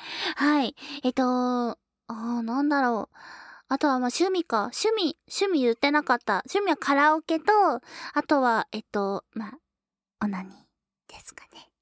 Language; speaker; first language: Japanese; native; Japanese